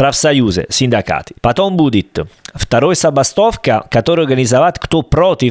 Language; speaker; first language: Russian; non-native, learner; Italian